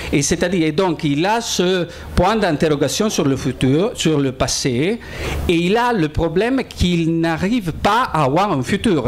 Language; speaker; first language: French; non-native, fluent; Italian